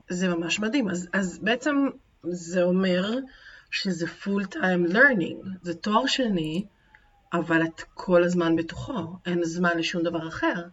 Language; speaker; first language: Hebrew; native; Hebrew